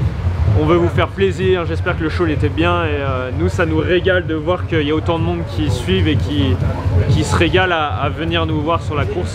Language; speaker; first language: French; native; French